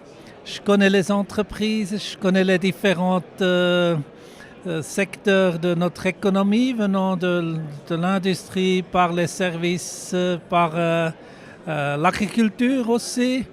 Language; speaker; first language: French; non-native, local second language; German